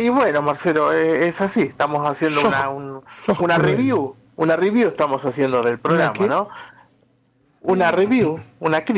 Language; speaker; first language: Spanish; native; Spanish